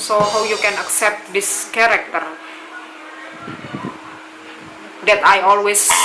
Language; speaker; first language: English; non-native, local second language; Indonesian